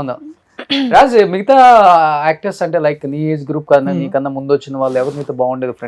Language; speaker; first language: Telugu; native; Telugu